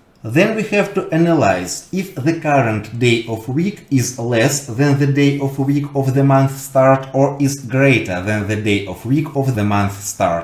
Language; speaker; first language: English; non-native, fluent; Russian